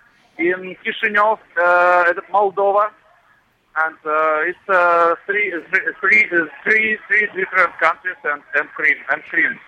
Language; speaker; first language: English; non-native, learner; Russian